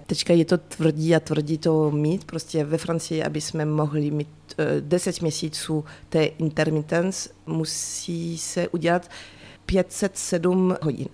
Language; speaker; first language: Czech; early bilingual, heritage; French